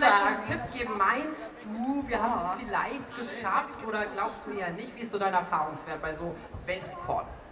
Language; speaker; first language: German; native; German